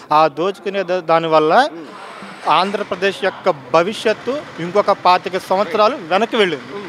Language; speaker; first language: Telugu; native; Telugu